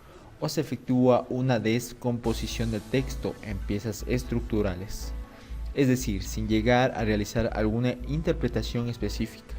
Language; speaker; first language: Spanish; native; Spanish